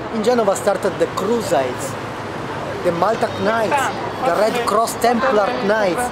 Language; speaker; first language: English; non-native, learner; Italian